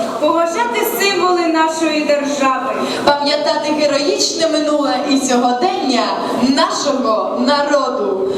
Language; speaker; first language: Ukrainian; native; Ukrainian